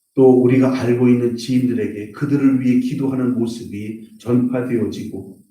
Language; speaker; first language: Korean; native; Korean